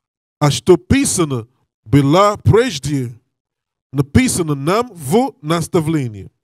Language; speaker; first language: Russian; non-native, learner; English